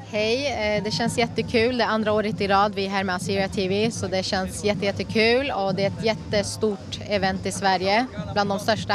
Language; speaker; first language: Swedish; early bilingual, other home language; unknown